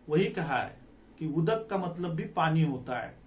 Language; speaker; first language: Hindi; non-native, local second language; Marathi